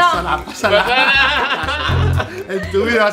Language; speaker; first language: Spanish; native; Spanish